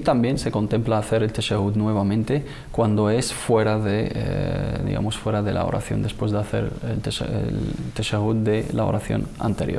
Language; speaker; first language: Spanish; native; Spanish